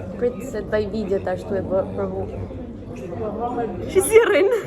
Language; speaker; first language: Albanian; early bilingual, heritage; Albanian